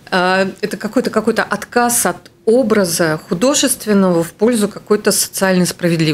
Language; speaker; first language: Russian; native; Russian